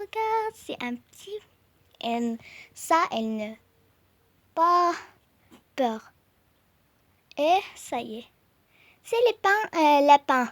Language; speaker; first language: French; non-native, learner; Arabic